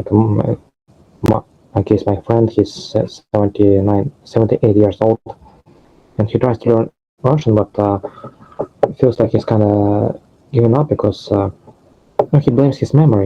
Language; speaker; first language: English; non-native, fluent; Russian